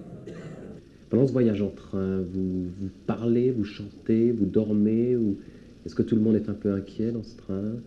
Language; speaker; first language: French; native; French